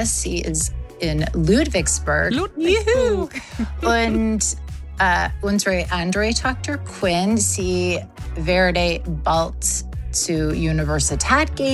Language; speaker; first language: German; non-native, learner; English